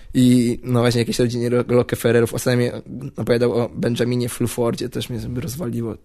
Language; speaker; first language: Polish; native; Polish